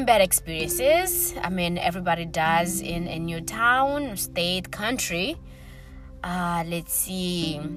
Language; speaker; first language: English; early bilingual, other home language; Swahili